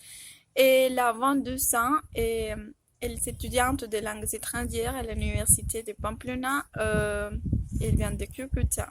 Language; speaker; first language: French; non-native, fluent; Spanish